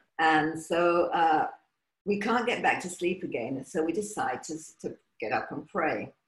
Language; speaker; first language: English; native; English